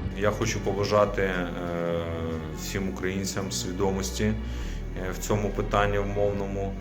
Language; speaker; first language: Ukrainian; non-native, local second language; Russian